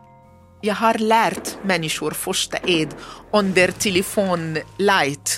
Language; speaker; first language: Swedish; non-native, learner; Arabic